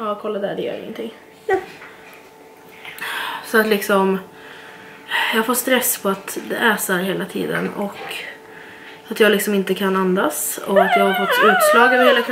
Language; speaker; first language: Swedish; native; Swedish